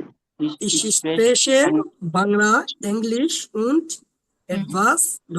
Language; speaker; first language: German; non-native, learner; Bangla